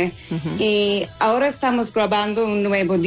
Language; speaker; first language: Spanish; non-native, fluent; English